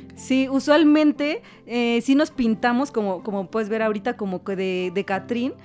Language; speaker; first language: Spanish; native; Spanish